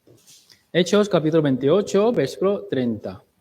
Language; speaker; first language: Spanish; non-native, learner; Chinese